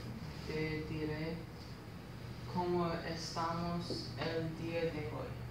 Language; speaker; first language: Spanish; non-native, learner; English